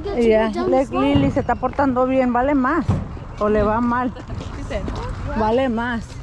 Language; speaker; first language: Spanish; early bilingual, heritage; Spanish